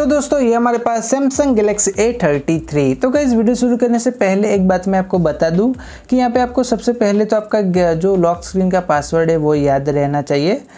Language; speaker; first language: Hindi; native; Hindi